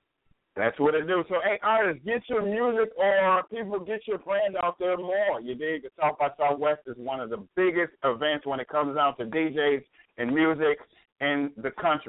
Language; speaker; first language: English; native; English